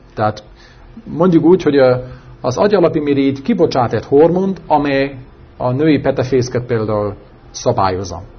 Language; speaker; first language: Hungarian; non-native, fluent; German